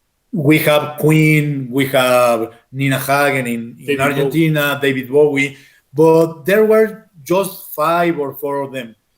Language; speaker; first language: English; non-native, fluent; Spanish